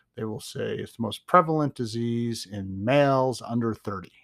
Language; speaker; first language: English; native; English